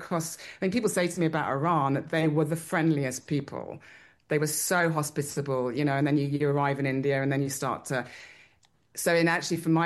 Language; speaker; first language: English; native; English